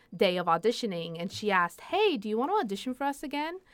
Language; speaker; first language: English; non-native, fluent; Spanish